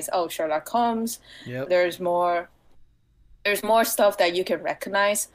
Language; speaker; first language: English; non-native, fluent; Chinese